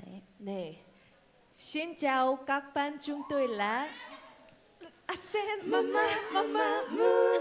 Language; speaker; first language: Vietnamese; non-native, learner; Korean